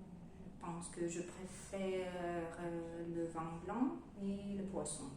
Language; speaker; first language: French; non-native, learner; Russian